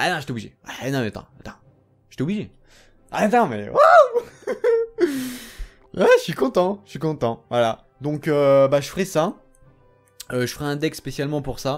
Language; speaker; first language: French; native; French